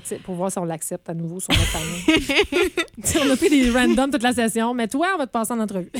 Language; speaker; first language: French; native; French